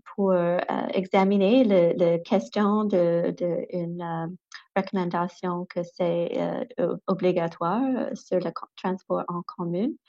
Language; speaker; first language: French; non-native, local second language; English